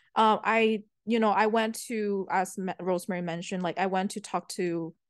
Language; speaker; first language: English; early bilingual, other home language; Chinese